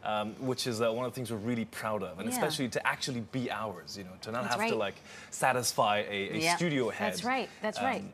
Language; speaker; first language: English; native; English